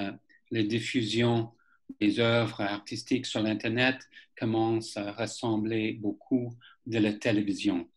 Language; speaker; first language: French; non-native, fluent; English